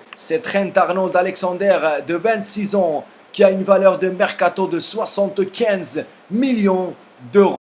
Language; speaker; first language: French; non-native, fluent; Spanish